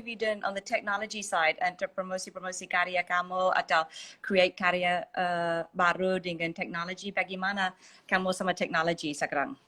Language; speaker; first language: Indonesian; non-native, fluent; English